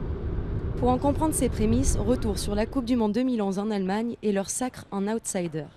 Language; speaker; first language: French; native; French